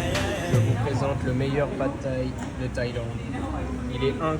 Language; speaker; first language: French; native; French